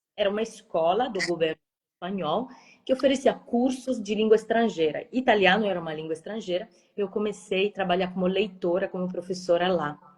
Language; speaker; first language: Portuguese; non-native, fluent; Italian